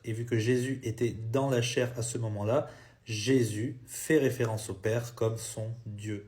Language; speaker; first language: French; native; French